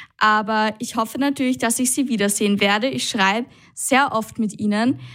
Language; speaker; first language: German; native; German